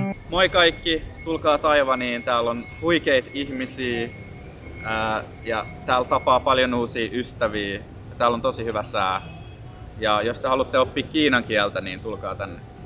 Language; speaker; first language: Finnish; non-native, local second language; Russian